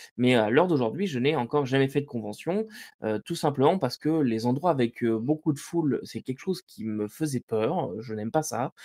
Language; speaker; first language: French; native; French